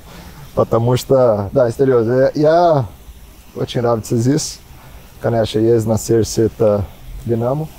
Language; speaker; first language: Russian; non-native, learner; Portuguese